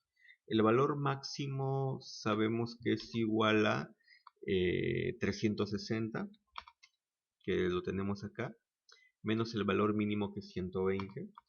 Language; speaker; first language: Spanish; native; Spanish